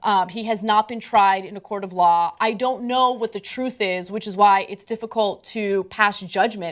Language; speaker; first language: English; native; English